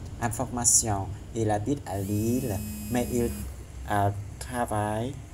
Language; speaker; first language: Vietnamese; non-native, local second language; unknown